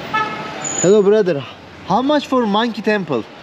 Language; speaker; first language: English; non-native, learner; Turkish